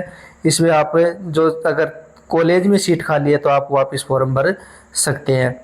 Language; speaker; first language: Hindi; native; Hindi